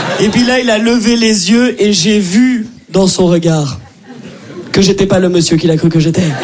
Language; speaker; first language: French; native; French